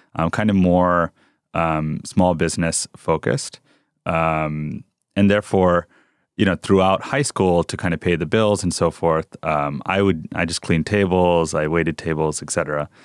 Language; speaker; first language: English; early bilingual, other home language; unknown